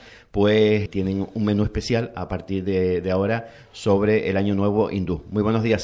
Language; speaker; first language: Spanish; native; Spanish